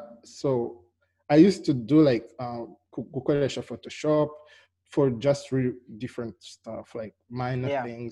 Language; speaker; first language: English; non-native, local second language; Kinyarwanda